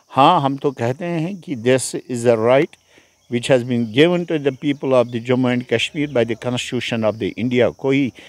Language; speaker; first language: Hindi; non-native, local second language; Kashmiri